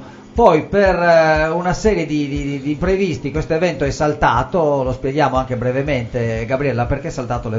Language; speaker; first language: Italian; native; Italian